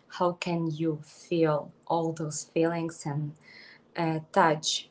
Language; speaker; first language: English; non-native, fluent; Ukrainian